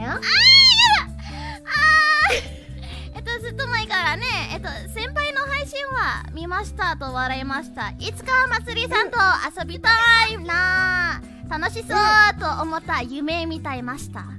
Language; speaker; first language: Japanese; non-native, learner; Indonesian